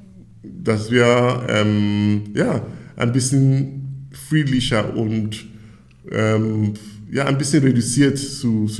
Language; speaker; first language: German; non-native, fluent; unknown